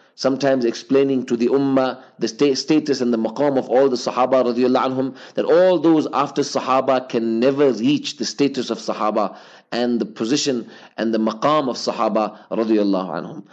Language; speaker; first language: English; native; English